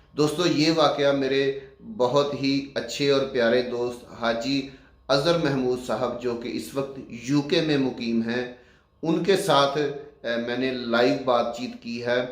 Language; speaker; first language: Urdu; non-native, local second language; Punjabi